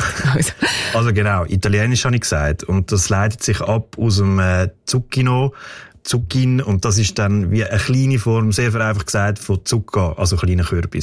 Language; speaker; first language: German; native; German